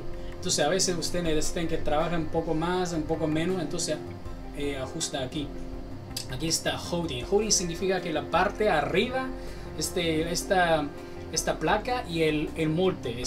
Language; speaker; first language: Spanish; non-native, learner; Chinese